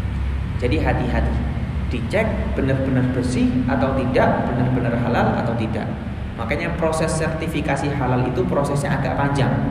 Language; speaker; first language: Indonesian; native; Indonesian